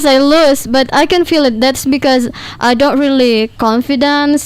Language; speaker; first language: English; non-native, learner; Indonesian